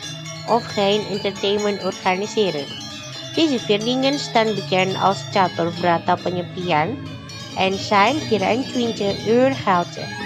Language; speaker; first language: Dutch; non-native, fluent; Indonesian